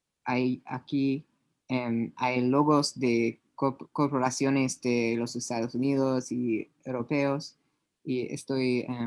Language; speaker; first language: Spanish; non-native, learner; English